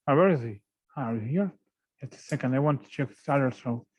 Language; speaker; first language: English; non-native, fluent; Russian